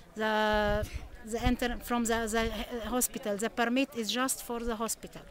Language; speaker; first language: English; non-native, learner; Arabic